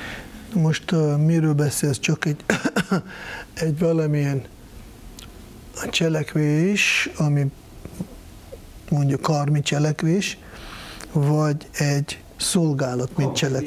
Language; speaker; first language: Hungarian; non-native, fluent; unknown